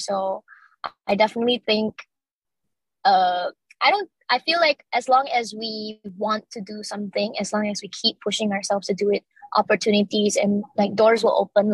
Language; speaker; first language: English; non-native, local second language; Chinese